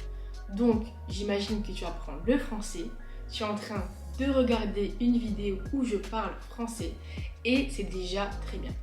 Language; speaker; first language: French; native; French